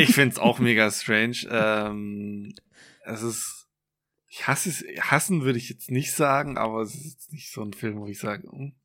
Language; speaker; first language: German; native; German